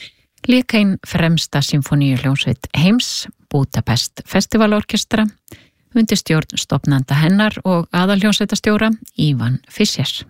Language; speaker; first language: Icelandic; native; Icelandic